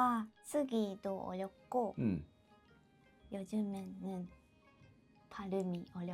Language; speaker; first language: Korean; non-native, learner; Japanese